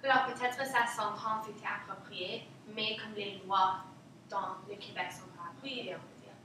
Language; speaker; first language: French; non-native, local second language; English